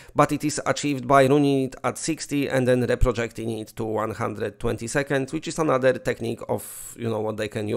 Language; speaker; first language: English; non-native, fluent; Polish